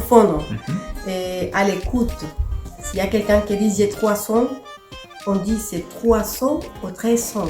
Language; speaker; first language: French; non-native, fluent; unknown